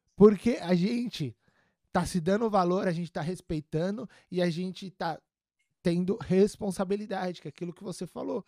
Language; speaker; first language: Portuguese; native; Portuguese